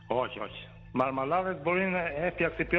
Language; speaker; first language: Greek; non-native, learner; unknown